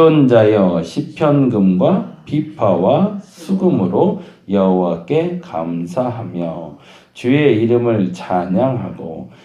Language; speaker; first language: Korean; native; Korean